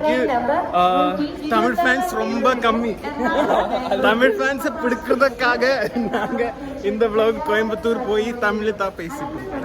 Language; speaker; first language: Tamil; non-native, learner; Malayalam